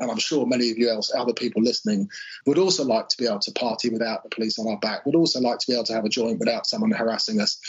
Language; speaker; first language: English; native; English